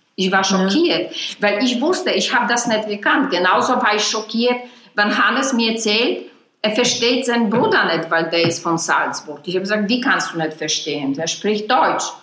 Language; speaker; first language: German; non-native, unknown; Polish